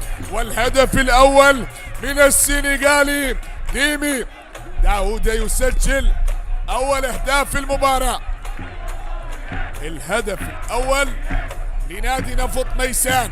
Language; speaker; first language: Arabic; native; Arabic